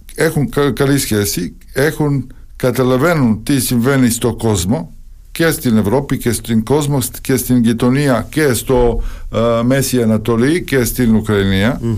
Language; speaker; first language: Greek; non-native, fluent; Serbian